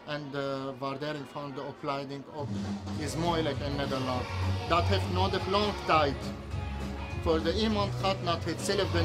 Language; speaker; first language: Dutch; non-native, learner; Arabic